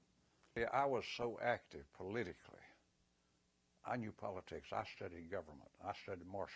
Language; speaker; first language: English; native; English